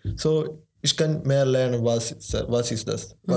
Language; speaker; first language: German; non-native, learner; Malayalam